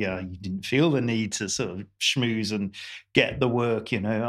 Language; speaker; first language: English; native; English